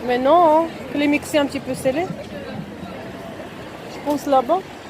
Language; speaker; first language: French; non-native, fluent; Arabic